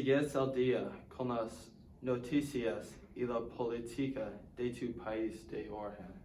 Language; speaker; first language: Spanish; non-native, learner; English